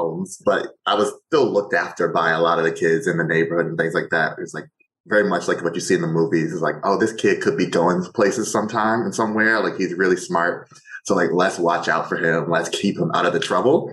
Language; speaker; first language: English; native; English